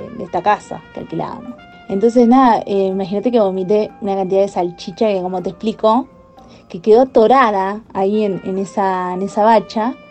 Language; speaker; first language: Spanish; native; Spanish